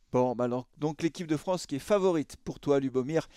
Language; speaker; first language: French; native; French